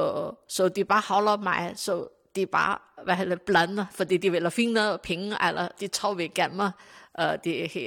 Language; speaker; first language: Danish; non-native, learner; Chinese